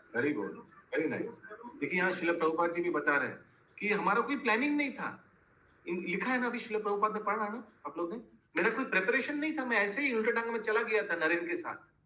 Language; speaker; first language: Hindi; non-native, local second language; Bangla